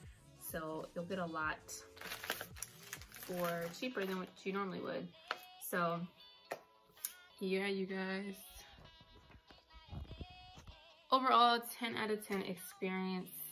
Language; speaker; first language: English; native; English